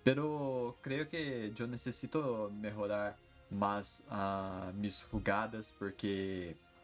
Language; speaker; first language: Spanish; non-native, learner; Portuguese